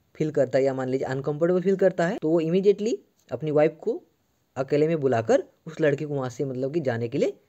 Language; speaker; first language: Hindi; non-native, local second language; Assamese